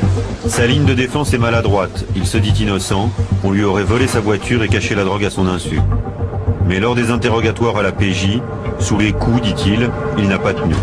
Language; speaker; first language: French; native; French